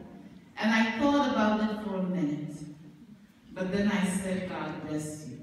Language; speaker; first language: English; native; English